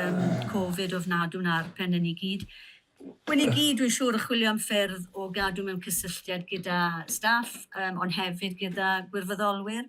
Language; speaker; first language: Welsh; native; Welsh